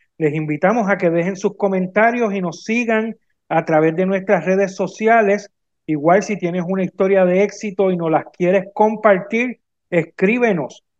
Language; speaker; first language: Spanish; native; Spanish